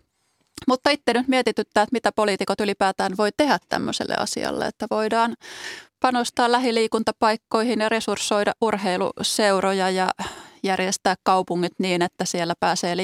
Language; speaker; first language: Finnish; native; Finnish